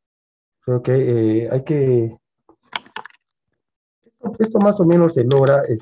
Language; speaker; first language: Spanish; native; Spanish